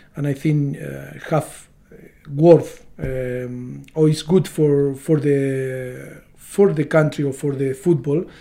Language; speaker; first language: English; non-native, learner; Spanish